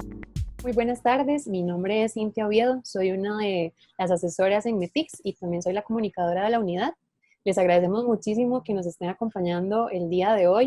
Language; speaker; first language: Spanish; native; Spanish